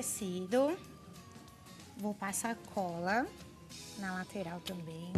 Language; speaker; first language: Portuguese; native; Portuguese